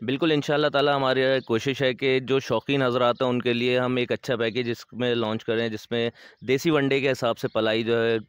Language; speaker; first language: Urdu; native; Urdu